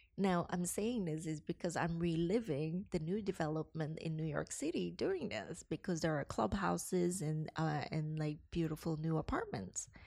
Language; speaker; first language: English; non-native, local second language; Cantonese